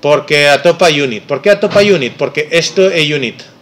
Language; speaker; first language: Spanish; non-native, local second language; Galician